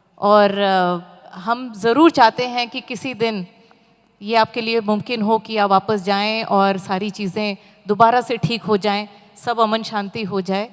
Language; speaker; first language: Hindi; native; Hindi